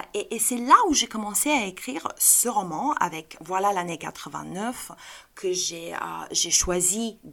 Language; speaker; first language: French; non-native, fluent; Bulgarian